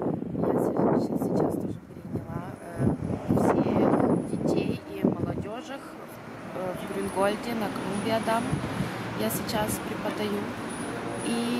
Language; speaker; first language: Russian; early bilingual, heritage; Russian